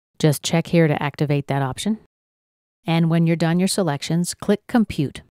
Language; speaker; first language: English; native; English